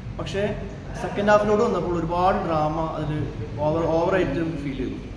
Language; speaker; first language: Malayalam; native; Malayalam